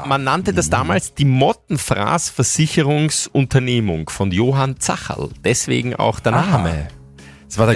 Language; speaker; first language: German; native; German